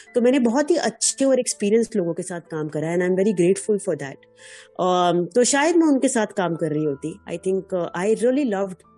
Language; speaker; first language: Hindi; native; Hindi